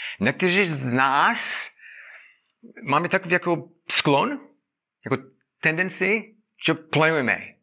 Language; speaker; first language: Czech; non-native, fluent; English